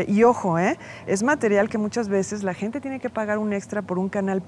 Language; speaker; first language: Spanish; native; Spanish